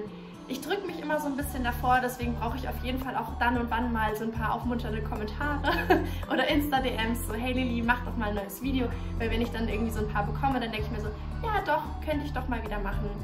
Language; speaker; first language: German; native; German